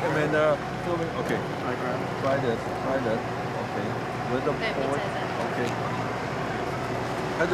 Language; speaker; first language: English; non-native, learner; Korean